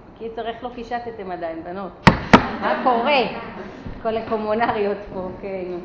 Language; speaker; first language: Hebrew; early bilingual, other home language; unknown